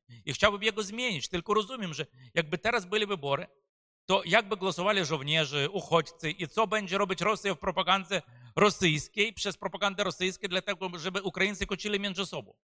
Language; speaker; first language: Polish; non-native, fluent; Ukrainian